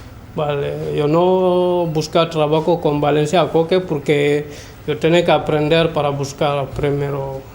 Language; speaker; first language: Spanish; non-native, learner; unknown